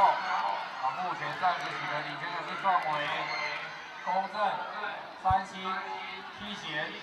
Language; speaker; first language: Chinese; native; Chinese